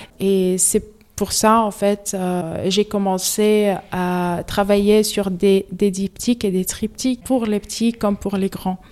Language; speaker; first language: French; non-native, fluent; Arabic